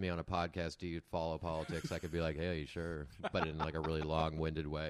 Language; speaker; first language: English; native; English